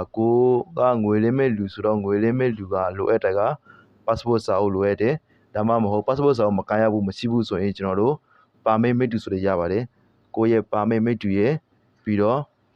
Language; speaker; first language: Burmese; native; Burmese